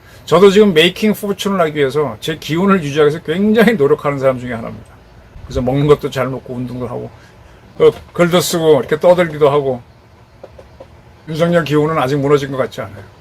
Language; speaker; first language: Korean; native; Korean